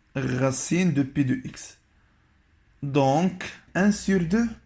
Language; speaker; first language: French; non-native, local second language; Arabic